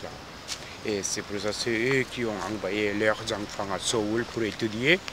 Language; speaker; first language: French; non-native, fluent; Korean